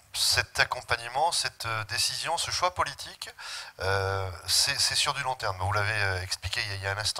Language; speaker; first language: French; native; French